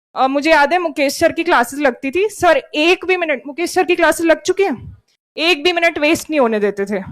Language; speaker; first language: Hindi; native; Hindi